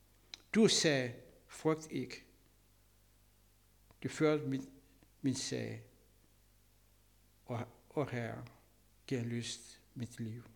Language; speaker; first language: Danish; non-native, learner; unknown